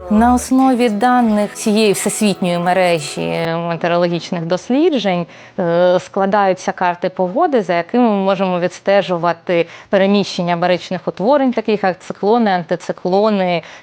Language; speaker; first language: Ukrainian; native; Ukrainian